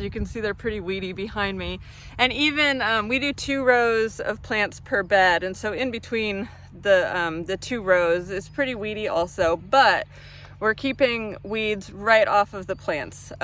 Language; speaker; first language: English; native; English